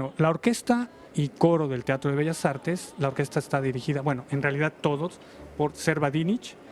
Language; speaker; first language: Spanish; native; Spanish